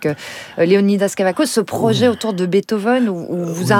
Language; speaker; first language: French; native; French